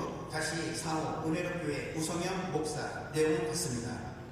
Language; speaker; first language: Korean; native; Korean